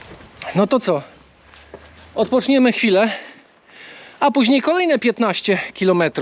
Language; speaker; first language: Polish; native; Polish